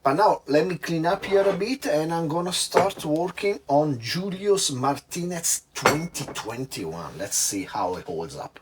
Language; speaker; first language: English; non-native, fluent; Italian